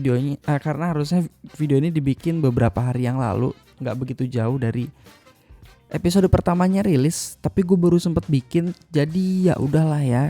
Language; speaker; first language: Indonesian; native; Indonesian